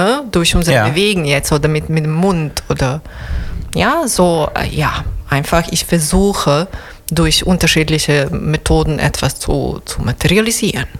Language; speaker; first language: German; non-native, fluent; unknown